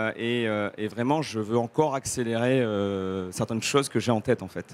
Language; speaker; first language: French; native; French